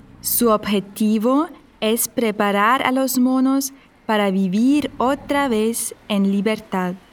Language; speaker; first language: Spanish; non-native, fluent; German